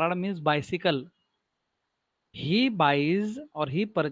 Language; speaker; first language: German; non-native, learner; Marathi